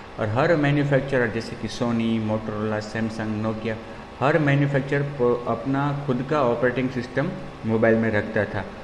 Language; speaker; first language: Hindi; non-native, local second language; Gujarati